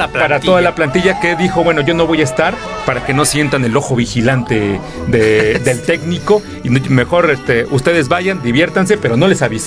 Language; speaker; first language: Spanish; native; Spanish